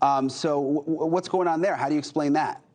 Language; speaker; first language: English; native; English